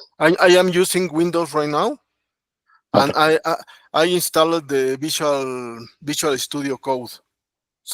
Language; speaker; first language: English; non-native, learner; Spanish